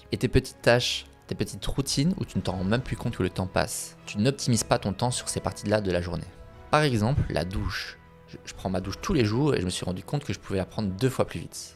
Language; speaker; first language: French; native; French